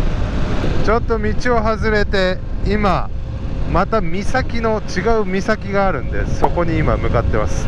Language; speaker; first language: Japanese; native; Japanese